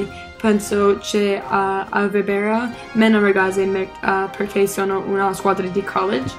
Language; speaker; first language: Italian; non-native, learner; English